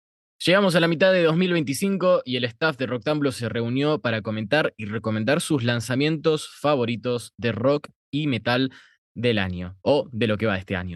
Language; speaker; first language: Spanish; native; Spanish